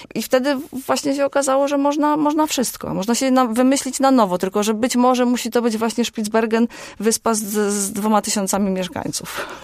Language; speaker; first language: Polish; native; Polish